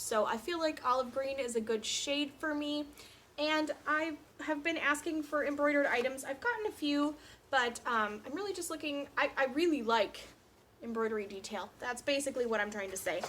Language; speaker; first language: English; native; English